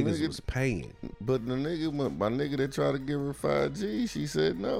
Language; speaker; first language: English; native; English